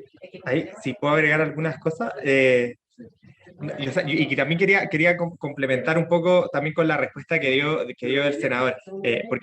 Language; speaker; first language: Spanish; native; Spanish